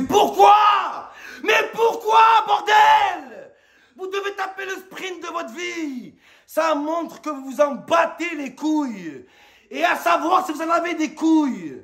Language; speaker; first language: French; native; French